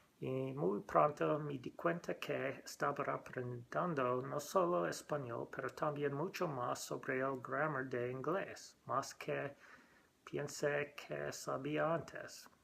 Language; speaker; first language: Spanish; non-native, learner; English